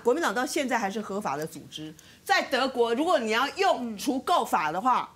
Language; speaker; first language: Chinese; native; Chinese